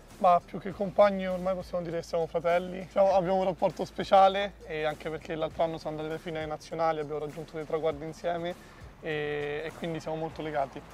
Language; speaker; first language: Italian; native; Italian